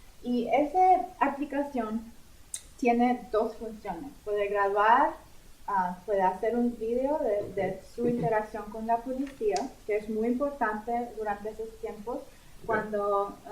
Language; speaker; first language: Spanish; non-native, fluent; English